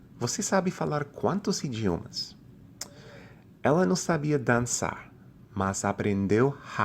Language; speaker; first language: Portuguese; non-native, fluent; English